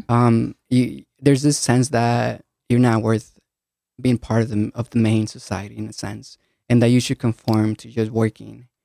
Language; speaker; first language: English; early bilingual, other home language; Spanish